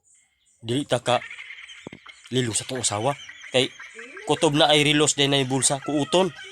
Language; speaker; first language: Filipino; non-native, local second language; Cebuano